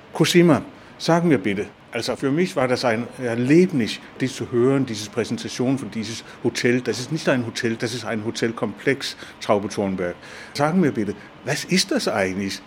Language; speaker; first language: German; non-native, fluent; Danish